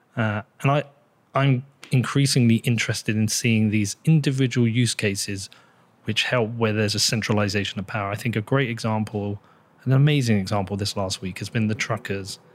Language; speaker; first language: English; native; English